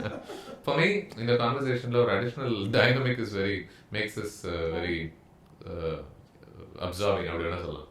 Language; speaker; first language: Tamil; native; Tamil